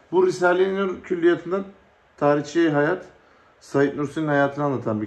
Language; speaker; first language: Turkish; native; Turkish